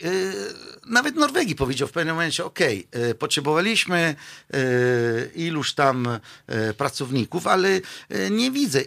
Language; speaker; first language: Polish; non-native, fluent; Italian